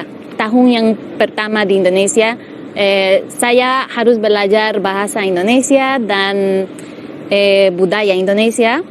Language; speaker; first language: Indonesian; non-native, fluent; Spanish